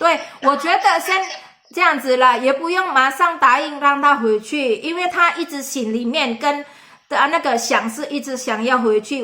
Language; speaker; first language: Chinese; non-native, fluent; Indonesian